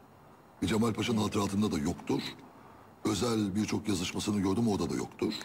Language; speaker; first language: Turkish; native; Turkish